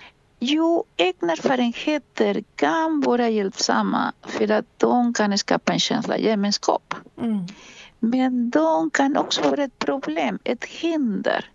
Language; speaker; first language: Swedish; non-native, fluent; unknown